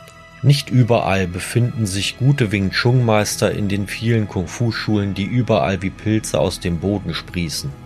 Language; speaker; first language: German; native; German